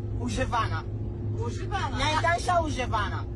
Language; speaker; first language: Polish; non-native, learner; Swahili